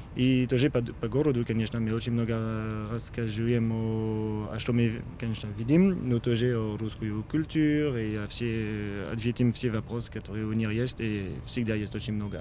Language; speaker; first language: Russian; non-native, learner; French